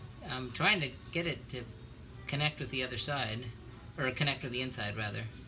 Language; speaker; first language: English; native; English